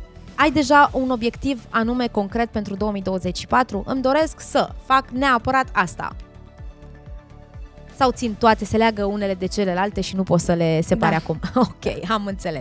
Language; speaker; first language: Romanian; native; Romanian